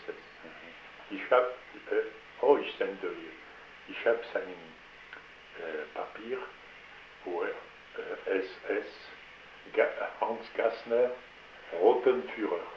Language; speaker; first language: German; non-native, learner; French